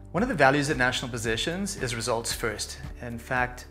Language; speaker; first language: English; native; English